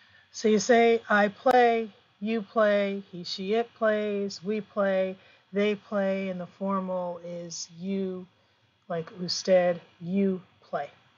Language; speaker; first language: English; native; English